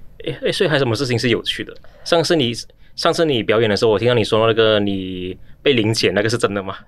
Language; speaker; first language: Chinese; native; Chinese